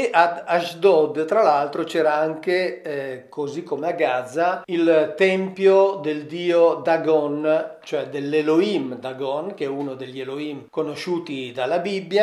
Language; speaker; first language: Italian; native; Italian